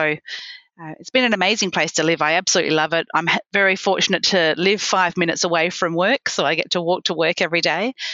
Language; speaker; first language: English; native; English